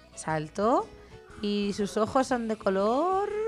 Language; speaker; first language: Spanish; native; Spanish